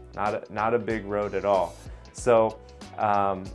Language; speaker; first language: English; native; English